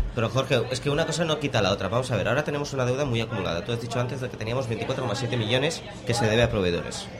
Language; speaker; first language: Spanish; non-native, local second language; Catalan